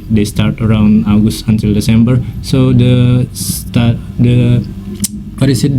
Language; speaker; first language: English; non-native, fluent; Indonesian